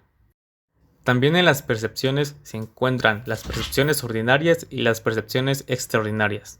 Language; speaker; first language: Spanish; native; Spanish